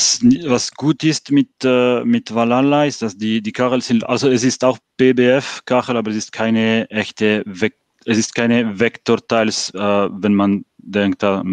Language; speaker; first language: German; non-native, fluent; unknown